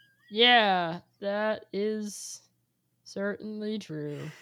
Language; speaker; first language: English; native; English